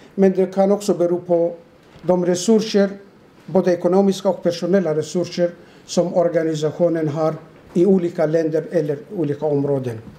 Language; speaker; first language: Swedish; non-native, fluent; Turoyo